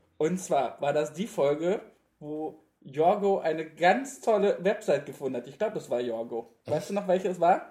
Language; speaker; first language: German; native; German